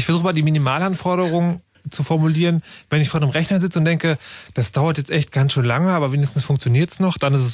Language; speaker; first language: German; native; German